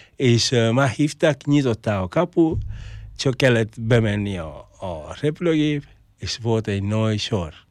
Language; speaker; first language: Hungarian; non-native, learner; Spanish